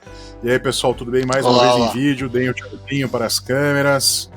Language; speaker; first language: Portuguese; native; Portuguese